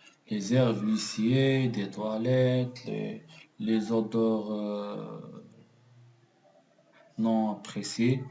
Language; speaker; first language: French; non-native, local second language; Arabic